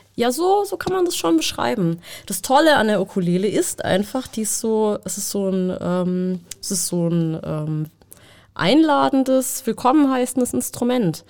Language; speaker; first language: German; native; German